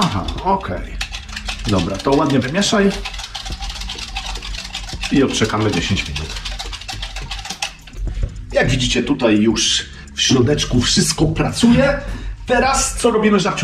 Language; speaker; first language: Polish; native; Polish